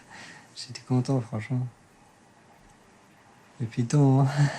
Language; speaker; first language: French; non-native, fluent; Persian